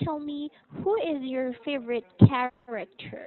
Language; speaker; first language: English; non-native, local second language; Filipino